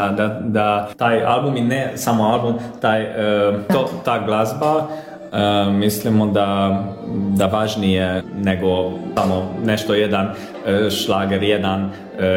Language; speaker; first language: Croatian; non-native, local second language; Hungarian